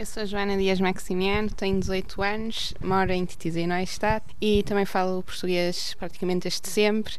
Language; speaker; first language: Portuguese; early bilingual, heritage; Portuguese